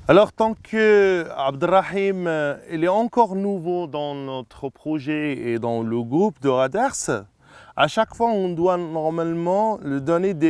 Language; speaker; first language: French; non-native, local second language; Arabic